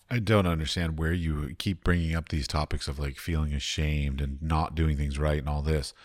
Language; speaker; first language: English; native; English